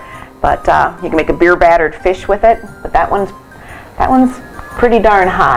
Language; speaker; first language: English; native; English